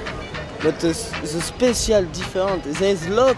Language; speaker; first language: English; non-native, learner; French